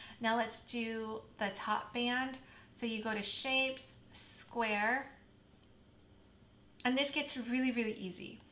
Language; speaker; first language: English; native; English